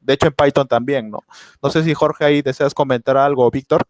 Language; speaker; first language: Spanish; native; Spanish